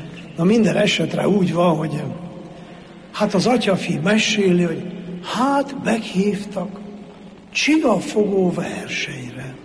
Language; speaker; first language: Hungarian; native; Hungarian